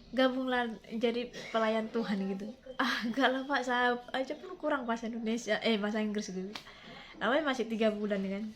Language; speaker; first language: Indonesian; native; Indonesian